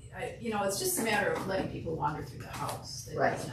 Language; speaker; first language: English; native; English